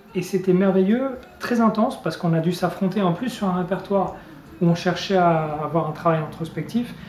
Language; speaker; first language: French; native; French